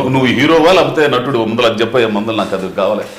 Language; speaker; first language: Telugu; native; Telugu